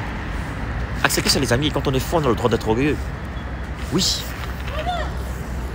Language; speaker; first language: French; native; French